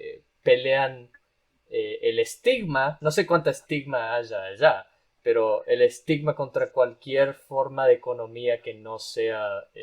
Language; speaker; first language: Spanish; non-native, fluent; English